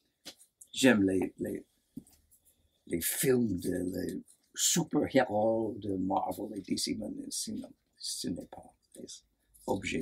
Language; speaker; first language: French; non-native, learner; English